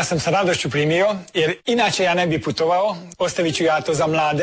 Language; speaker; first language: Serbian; early bilingual, heritage; Serbian